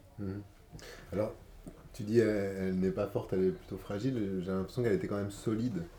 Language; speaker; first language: French; native; French